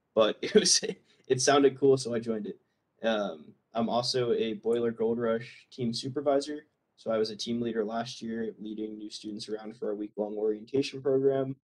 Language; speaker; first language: English; native; English